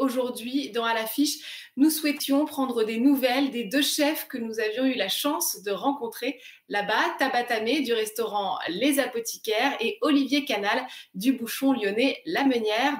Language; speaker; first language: French; native; French